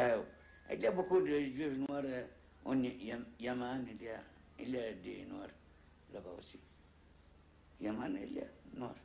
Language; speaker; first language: French; non-native, learner; Arabic